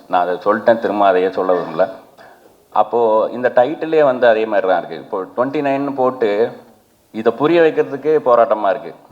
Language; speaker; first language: Tamil; native; Tamil